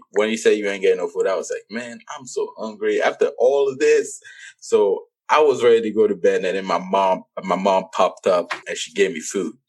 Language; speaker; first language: English; non-native, local second language; French